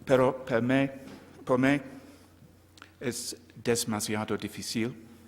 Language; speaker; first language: Spanish; non-native, learner; English